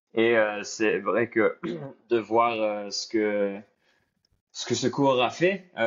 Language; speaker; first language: French; native; French